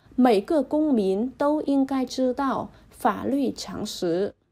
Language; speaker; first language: Chinese; non-native, fluent; Vietnamese